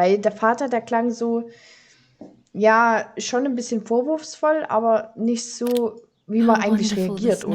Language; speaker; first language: German; native; German